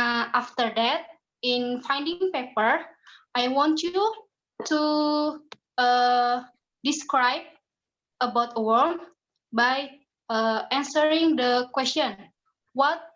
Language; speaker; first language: English; non-native, learner; Indonesian